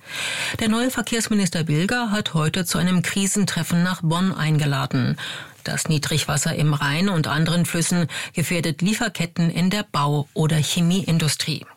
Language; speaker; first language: German; native; German